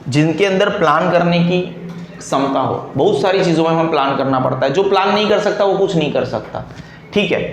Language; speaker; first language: Hindi; non-native, local second language; Gujarati